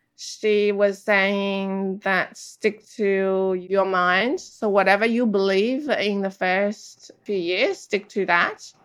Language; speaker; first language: English; non-native, fluent; Chinese